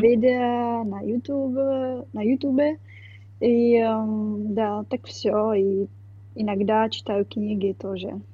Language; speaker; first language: Russian; non-native, learner; Czech